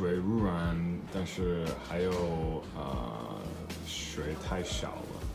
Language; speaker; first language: Chinese; non-native, learner; English